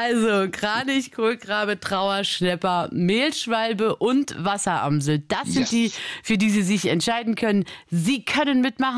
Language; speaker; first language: German; native; German